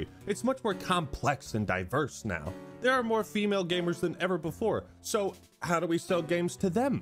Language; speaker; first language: English; native; English